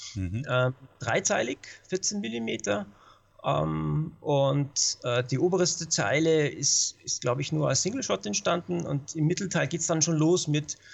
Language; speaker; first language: German; native; German